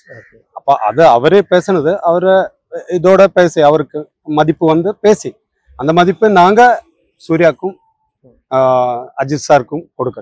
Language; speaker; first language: Tamil; non-native, learner; Malayalam